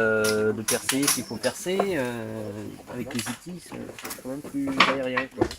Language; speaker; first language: French; native; French